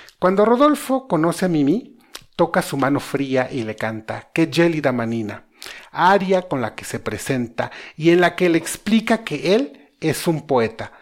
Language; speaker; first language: Spanish; native; Spanish